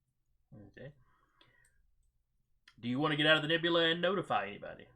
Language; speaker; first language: English; native; English